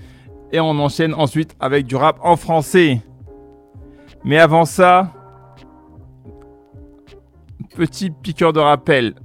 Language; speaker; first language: French; native; French